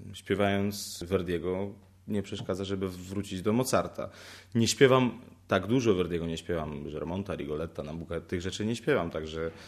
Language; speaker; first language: Polish; early bilingual, other home language; Ukrainian